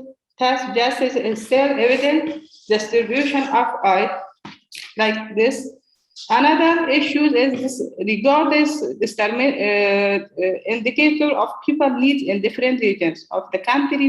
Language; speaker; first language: English; non-native, learner; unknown